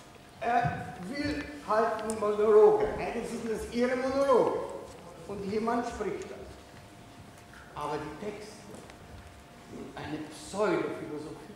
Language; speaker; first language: German; non-native, fluent; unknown